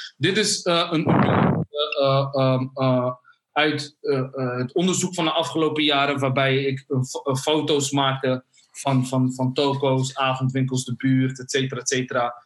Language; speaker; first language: Dutch; early bilingual, other home language; Somali